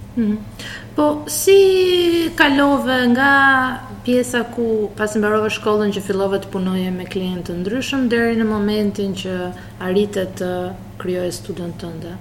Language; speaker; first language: Albanian; native; Albanian